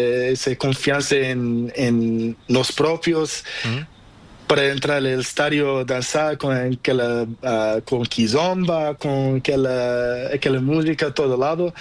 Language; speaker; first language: Spanish; non-native, learner; Portuguese